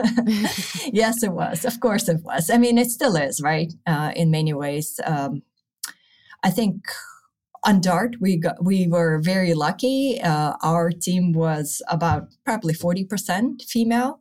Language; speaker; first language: English; early bilingual, other home language; Russian